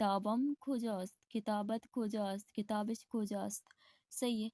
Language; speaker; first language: Persian; non-native, fluent; Urdu